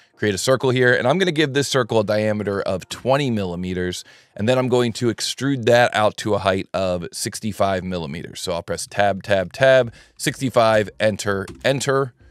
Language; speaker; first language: English; native; English